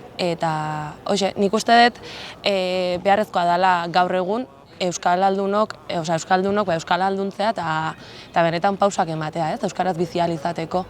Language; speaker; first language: Basque; native; Basque